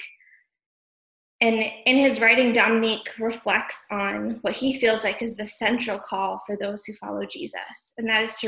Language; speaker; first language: English; native; English